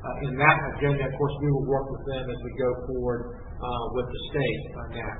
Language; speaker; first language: English; native; English